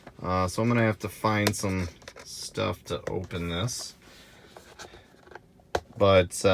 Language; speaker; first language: English; native; English